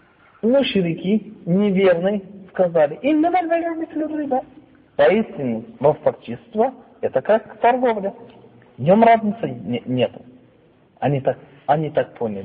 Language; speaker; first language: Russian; non-native, fluent; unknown